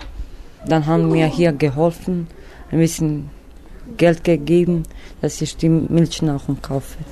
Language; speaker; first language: German; non-native, learner; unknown